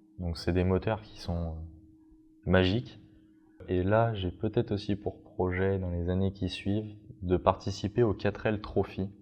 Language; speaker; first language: French; native; French